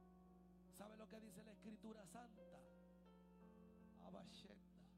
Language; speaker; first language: Spanish; native; Spanish